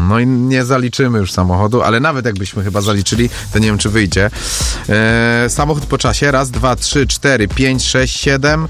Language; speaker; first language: Polish; native; Polish